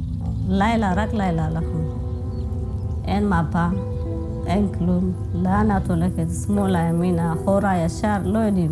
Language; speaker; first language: Hebrew; non-native, fluent; Amharic